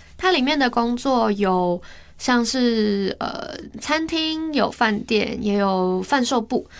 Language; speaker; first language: Chinese; native; Chinese